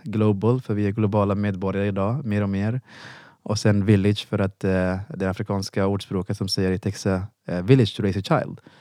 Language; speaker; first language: Swedish; non-native, fluent; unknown